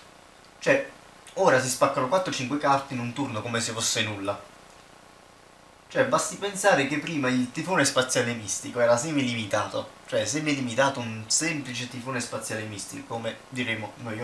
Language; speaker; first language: Italian; native; Italian